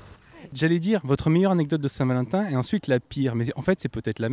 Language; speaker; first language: French; native; French